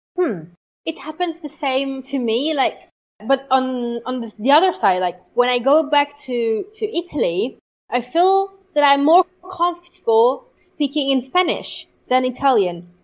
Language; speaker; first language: English; non-native, fluent; Italian